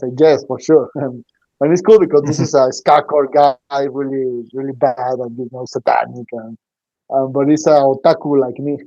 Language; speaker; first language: English; non-native, learner; Spanish